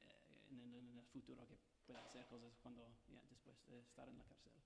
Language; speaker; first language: Spanish; non-native, fluent; English